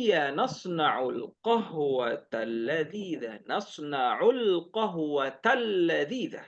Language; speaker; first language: Arabic; non-native, fluent; Indonesian